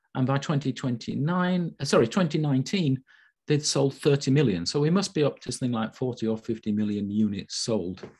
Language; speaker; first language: English; native; English